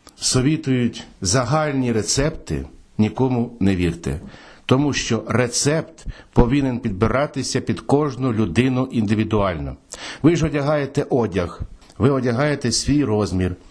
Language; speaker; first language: Ukrainian; native; Ukrainian